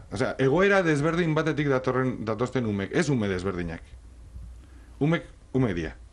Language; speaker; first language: Basque; native; Basque